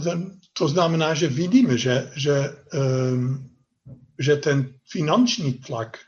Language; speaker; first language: Czech; non-native, fluent; Dutch